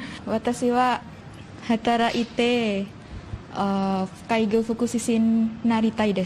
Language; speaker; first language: Japanese; non-native, learner; Indonesian